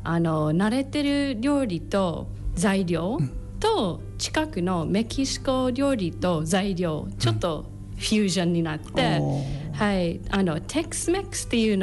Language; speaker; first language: Japanese; non-native, learner; English